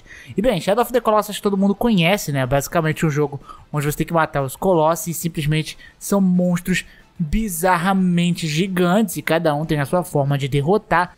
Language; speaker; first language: Portuguese; native; Portuguese